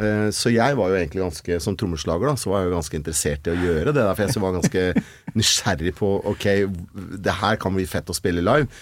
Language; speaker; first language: Norwegian; native; Norwegian